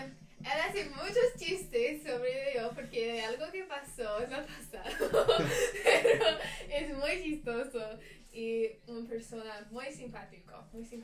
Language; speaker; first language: Spanish; non-native, learner; English